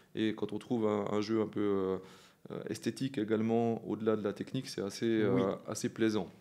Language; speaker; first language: French; native; French